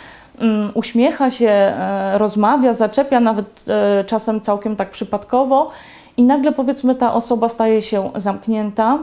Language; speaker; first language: Polish; native; Polish